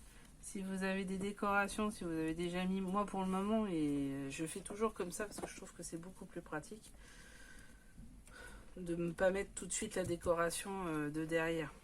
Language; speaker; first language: French; native; French